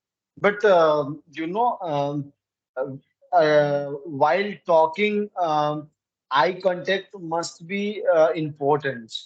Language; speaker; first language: English; non-native, learner; Hindi